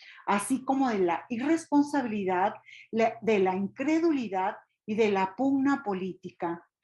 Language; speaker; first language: Spanish; native; Spanish